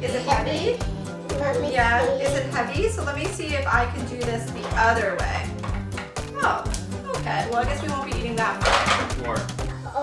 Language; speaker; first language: English; native; English